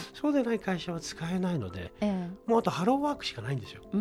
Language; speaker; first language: Japanese; native; Japanese